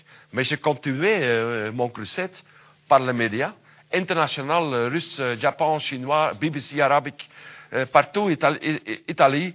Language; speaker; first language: French; non-native, learner; Dutch